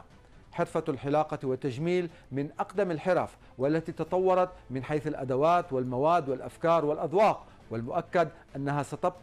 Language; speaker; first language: Arabic; native; Arabic